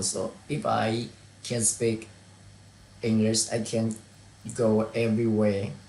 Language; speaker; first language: English; non-native, learner; Vietnamese